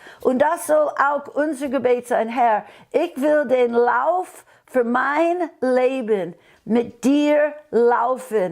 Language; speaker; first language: German; non-native, fluent; English